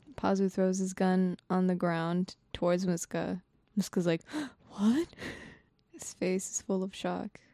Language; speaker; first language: English; non-native, fluent; Japanese